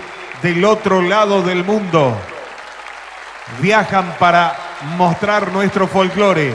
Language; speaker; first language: Spanish; native; Spanish